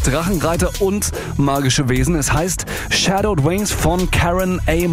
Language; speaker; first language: German; native; German